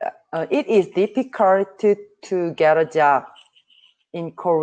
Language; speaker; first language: English; non-native, learner; Korean